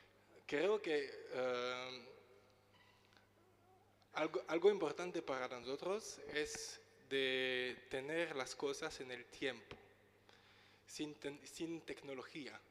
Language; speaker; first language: Spanish; non-native, learner; French